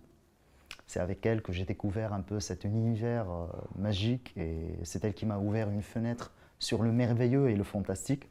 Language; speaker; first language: French; non-native, local second language; Arabic